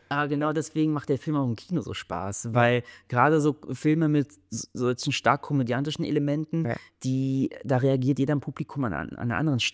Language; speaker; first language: German; native; German